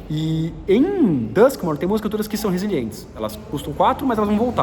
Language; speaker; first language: Portuguese; native; Portuguese